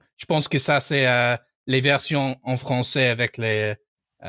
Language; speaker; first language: French; non-native, fluent; English